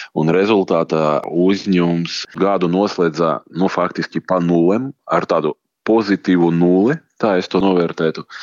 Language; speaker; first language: Latvian; non-native, local second language; Russian